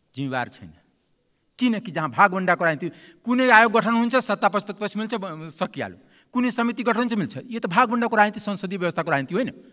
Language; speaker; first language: Nepali; non-native, local second language; Maithili